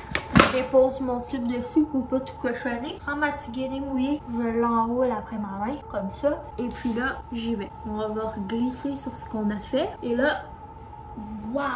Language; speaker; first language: French; native; French